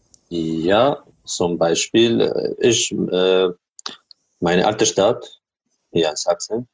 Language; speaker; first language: German; non-native, learner; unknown